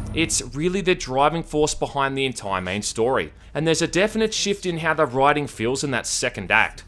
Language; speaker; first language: English; native; English